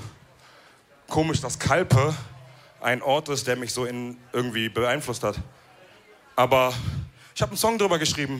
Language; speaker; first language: German; early bilingual, other home language; Wolof